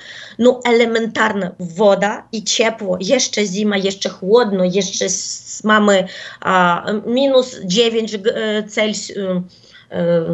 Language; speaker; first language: Polish; non-native, fluent; Ukrainian